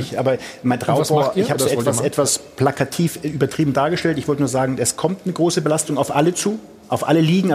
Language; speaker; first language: German; native; German